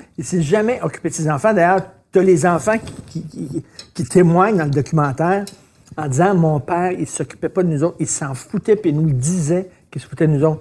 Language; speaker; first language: French; native; French